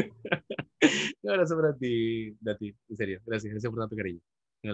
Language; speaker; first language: Spanish; native; Spanish